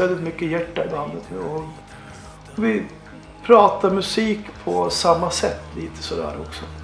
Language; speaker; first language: Swedish; native; Swedish